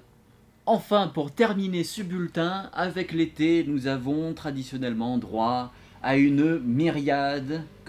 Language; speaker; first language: French; native; French